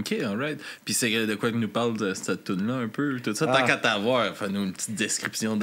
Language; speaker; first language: French; native; French